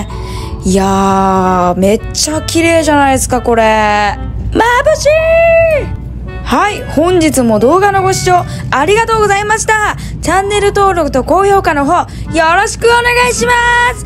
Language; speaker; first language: Japanese; native; Japanese